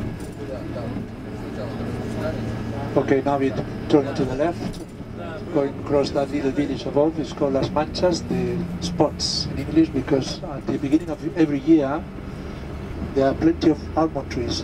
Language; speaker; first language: English; non-native, fluent; Spanish